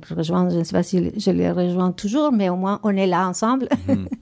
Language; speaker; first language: French; non-native, fluent; Spanish